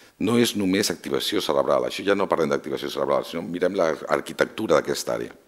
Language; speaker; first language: Catalan; non-native, local second language; Spanish